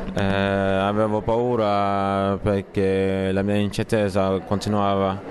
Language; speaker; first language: Italian; non-native, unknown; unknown